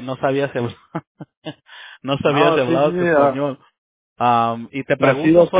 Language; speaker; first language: Spanish; early bilingual, heritage; Spanish